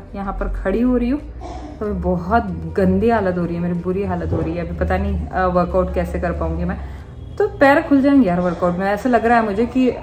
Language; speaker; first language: Hindi; native; Hindi